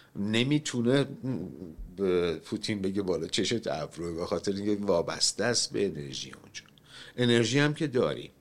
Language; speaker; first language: Persian; native; Persian